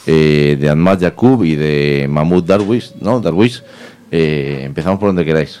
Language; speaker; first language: Spanish; native; Spanish